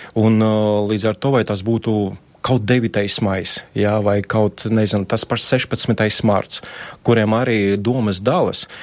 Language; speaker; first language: Latvian; non-native, local second language; Russian